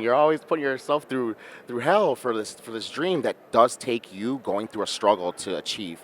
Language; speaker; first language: English; native; English